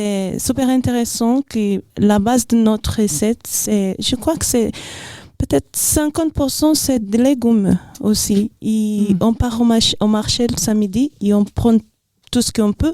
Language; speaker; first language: French; non-native, learner; Portuguese